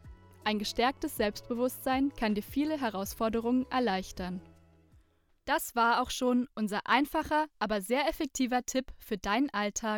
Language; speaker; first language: German; native; German